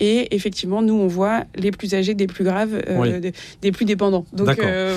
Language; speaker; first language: French; native; French